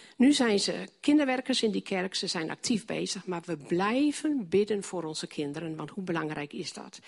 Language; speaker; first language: Dutch; native; Dutch